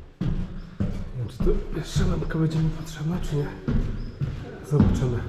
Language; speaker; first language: Polish; native; Polish